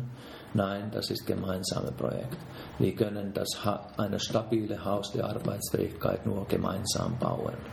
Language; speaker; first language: German; non-native, fluent; Finnish